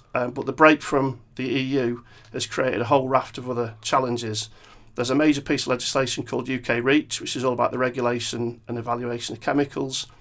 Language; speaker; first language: English; native; English